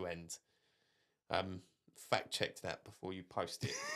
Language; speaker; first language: English; native; English